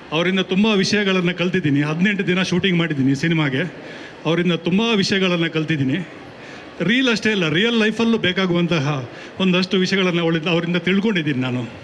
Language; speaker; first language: Kannada; non-native, local second language; Tulu